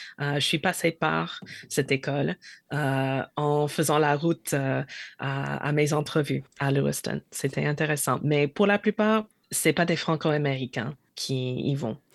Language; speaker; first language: French; non-native, fluent; English